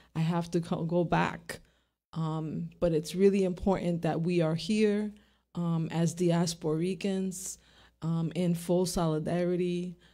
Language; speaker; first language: English; early bilingual, other home language; Spanish